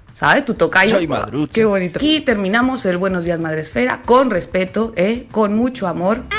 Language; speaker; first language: Spanish; native; Spanish